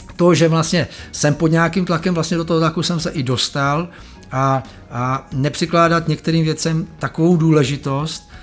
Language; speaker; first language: Czech; native; Czech